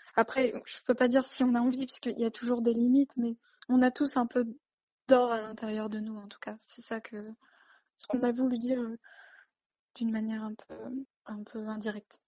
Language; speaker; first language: French; native; French